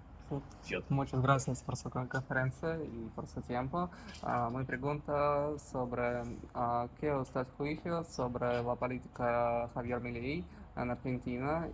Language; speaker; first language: Spanish; non-native, learner; Russian